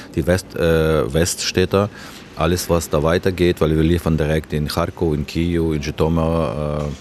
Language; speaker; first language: German; non-native, learner; Ukrainian